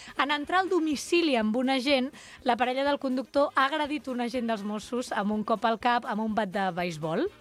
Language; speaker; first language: Catalan; native; Catalan